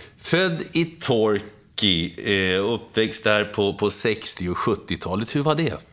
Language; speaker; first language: Swedish; native; Swedish